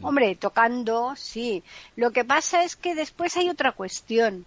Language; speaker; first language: Spanish; native; Spanish